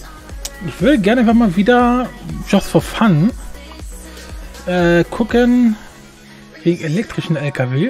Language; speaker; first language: German; native; German